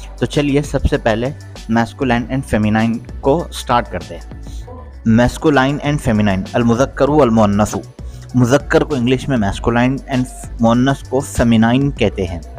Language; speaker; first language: Urdu; native; Urdu